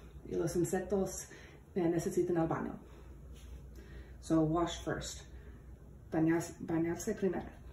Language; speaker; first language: Spanish; non-native, learner; English